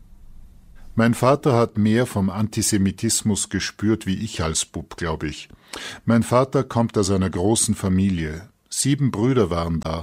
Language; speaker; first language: German; native; German